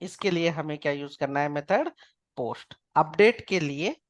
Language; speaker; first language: Hindi; non-native, local second language; Marathi